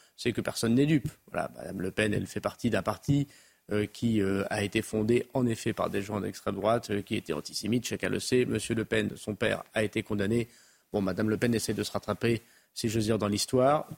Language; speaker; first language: French; native; French